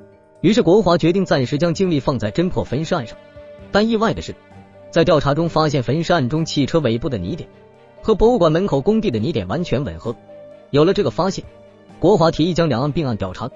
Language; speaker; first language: Chinese; native; Chinese